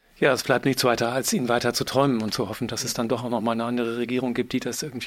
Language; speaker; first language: German; native; German